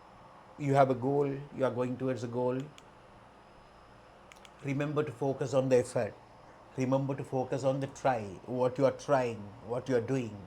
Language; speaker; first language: English; non-native, local second language; Sinhala